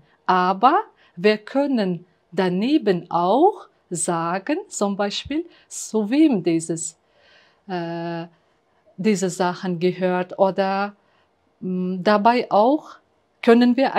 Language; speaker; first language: German; non-native, fluent; Uzbek